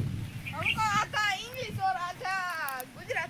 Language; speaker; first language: Hindi; non-native, local second language; Gujarati